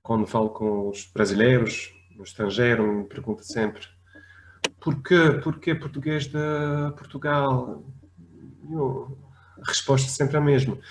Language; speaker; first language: Portuguese; non-native, fluent; Arabic